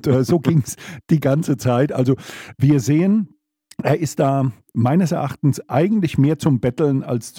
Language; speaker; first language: German; native; German